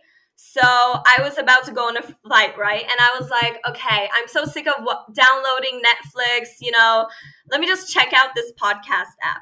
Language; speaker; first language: English; non-native, fluent; Turkish